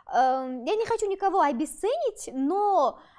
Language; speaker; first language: Russian; non-native, local second language; Kazakh